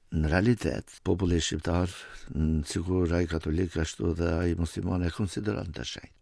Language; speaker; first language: Albanian; native; Albanian